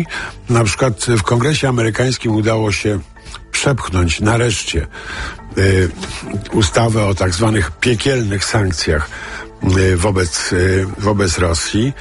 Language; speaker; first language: Polish; native; Polish